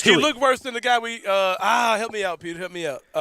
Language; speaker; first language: English; native; English